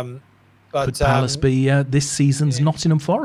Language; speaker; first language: English; native; English